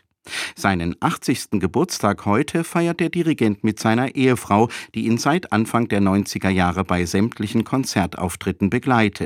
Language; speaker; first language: German; native; German